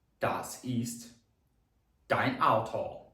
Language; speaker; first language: German; non-native, fluent; Ukrainian